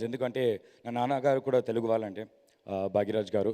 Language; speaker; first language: Telugu; non-native, local second language; Tamil